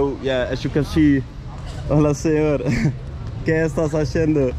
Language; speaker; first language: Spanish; non-native, learner; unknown